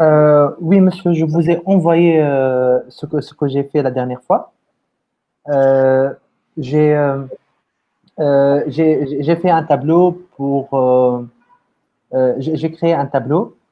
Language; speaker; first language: French; non-native, fluent; Romanian